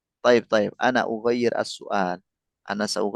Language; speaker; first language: Arabic; non-native, fluent; Indonesian